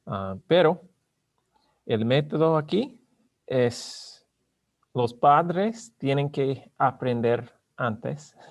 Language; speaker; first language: Spanish; non-native, learner; English